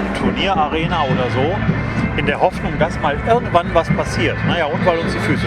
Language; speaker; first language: German; native; German